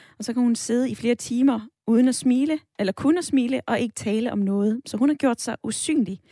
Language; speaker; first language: Danish; native; Danish